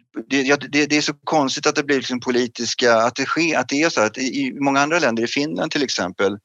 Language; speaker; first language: Swedish; native; Swedish